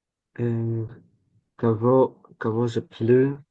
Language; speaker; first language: French; non-native, learner; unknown